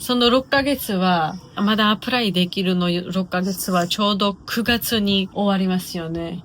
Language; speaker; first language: Japanese; non-native, fluent; Georgian